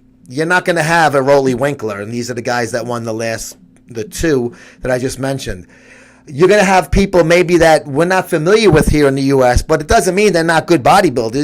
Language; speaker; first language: English; native; English